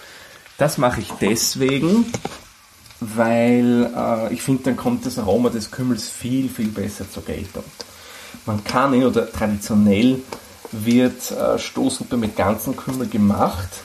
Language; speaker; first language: German; native; German